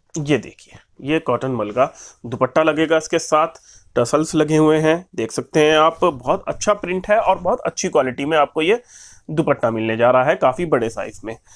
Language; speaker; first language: Hindi; native; Hindi